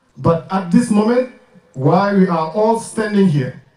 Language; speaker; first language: English; non-native, learner; French